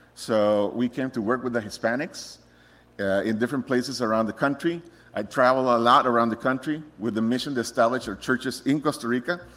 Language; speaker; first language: English; non-native, fluent; Spanish